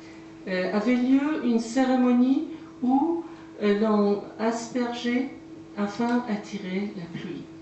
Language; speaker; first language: French; non-native, fluent; Persian